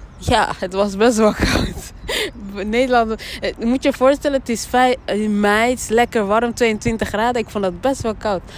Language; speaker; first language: Dutch; early bilingual, other home language; Rundi